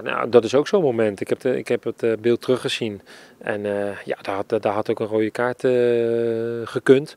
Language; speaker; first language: Dutch; native; Dutch